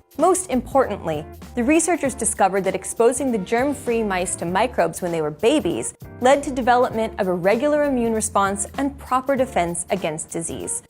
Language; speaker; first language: English; native; English